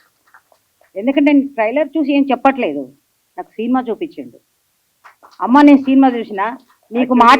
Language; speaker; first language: Telugu; native; Telugu